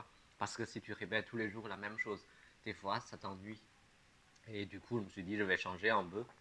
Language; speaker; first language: French; non-native, fluent; Chinese